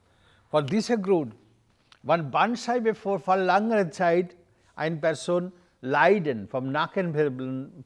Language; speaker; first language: German; non-native, learner; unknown